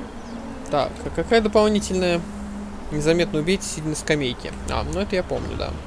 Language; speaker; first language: Russian; native; Russian